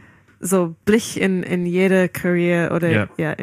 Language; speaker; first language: German; non-native, fluent; English